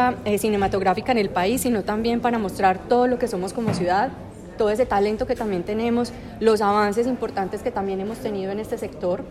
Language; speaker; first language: Spanish; native; Spanish